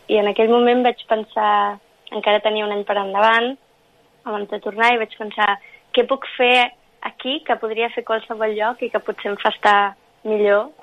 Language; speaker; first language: Catalan; non-native, local second language; English